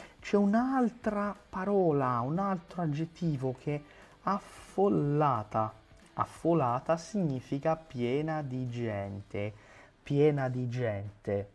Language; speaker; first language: Italian; non-native, fluent; Portuguese